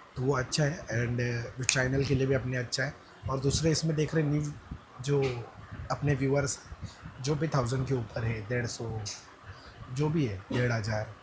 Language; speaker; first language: Hindi; non-native, local second language; Marathi